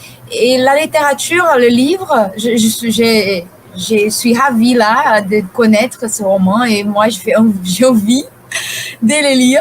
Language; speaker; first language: French; non-native, fluent; Portuguese